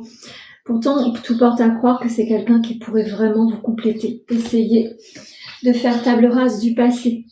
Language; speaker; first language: French; native; French